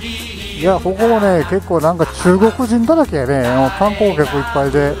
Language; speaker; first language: Japanese; native; Japanese